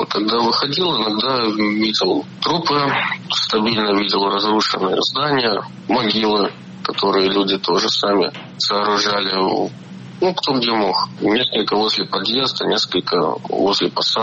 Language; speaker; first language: Russian; native; Russian